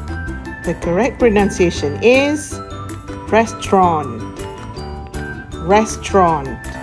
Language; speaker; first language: English; non-native, local second language; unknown